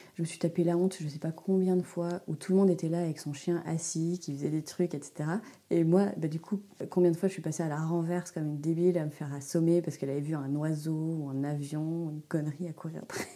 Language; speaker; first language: French; native; French